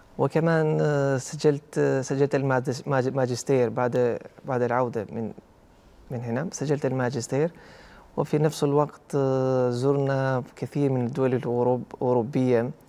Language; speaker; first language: Arabic; non-native, fluent; Albanian